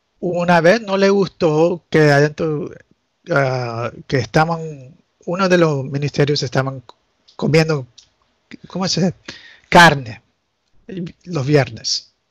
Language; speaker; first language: Spanish; early bilingual, heritage; Spanish